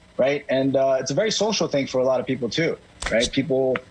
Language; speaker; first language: English; native; English